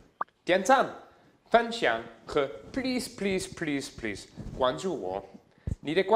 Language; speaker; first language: Chinese; non-native, learner; German